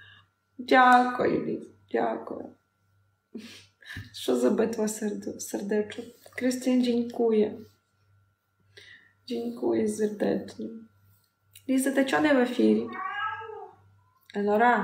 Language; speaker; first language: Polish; non-native, learner; Ukrainian